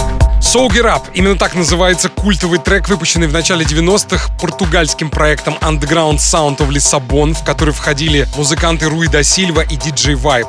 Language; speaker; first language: Russian; native; Russian